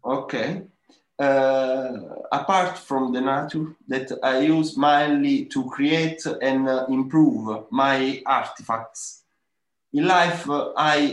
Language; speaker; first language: English; non-native, learner; Italian